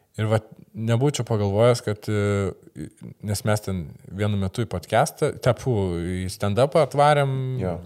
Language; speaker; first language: Lithuanian; native; Lithuanian